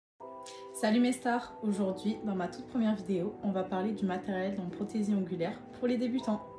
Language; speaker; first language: French; native; French